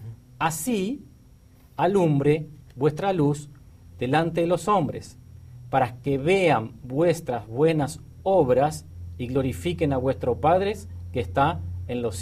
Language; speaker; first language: Spanish; native; Spanish